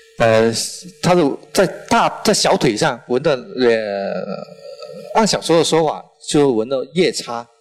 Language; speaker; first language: Chinese; non-native, local second language; Min Nan Chinese